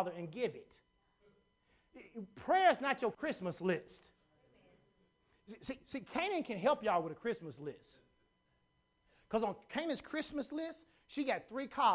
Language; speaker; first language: English; native; English